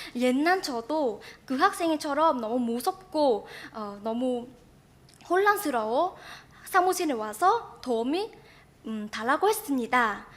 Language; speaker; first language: Korean; non-native, fluent; Vietnamese